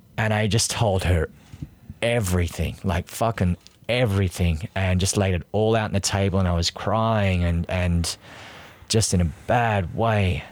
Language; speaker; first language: English; native; English